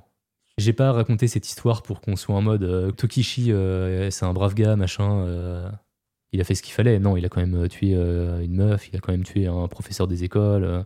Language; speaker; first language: French; native; French